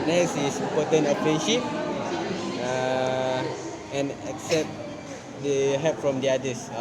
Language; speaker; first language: English; non-native, learner; Malay